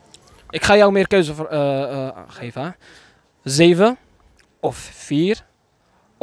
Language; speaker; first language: Dutch; native; Dutch